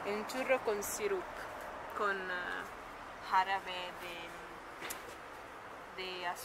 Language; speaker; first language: Spanish; non-native, fluent; Italian